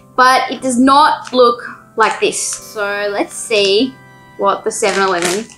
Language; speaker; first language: English; native; English